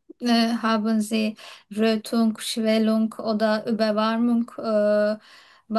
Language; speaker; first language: German; non-native, learner; Turkish